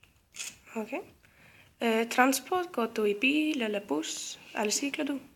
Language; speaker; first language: Danish; non-native, learner; Icelandic